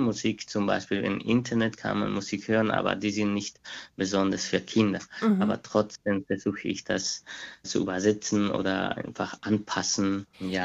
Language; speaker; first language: German; non-native, fluent; Quechua